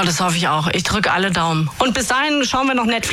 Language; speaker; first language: German; native; German